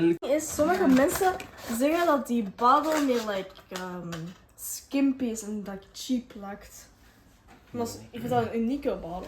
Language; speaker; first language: Dutch; early bilingual, other home language; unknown